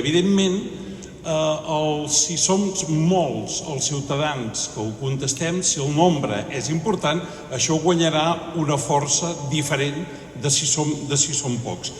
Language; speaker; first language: Catalan; native; Catalan